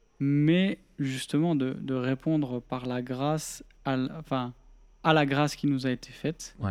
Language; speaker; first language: French; native; French